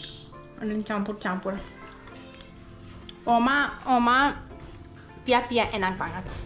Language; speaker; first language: Indonesian; non-native, learner; Serbian